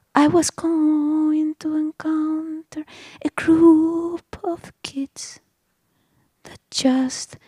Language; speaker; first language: English; non-native, fluent; Spanish